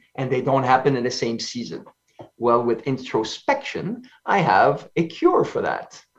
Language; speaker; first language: English; non-native, fluent; French